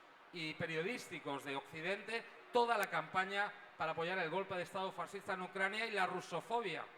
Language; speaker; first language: Spanish; native; Spanish